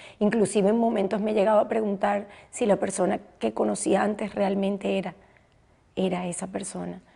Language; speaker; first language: Spanish; native; Spanish